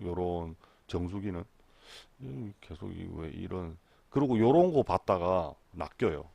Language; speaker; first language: Korean; native; Korean